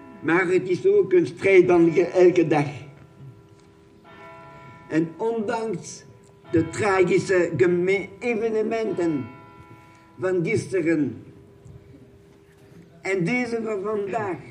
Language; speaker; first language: Dutch; non-native, local second language; French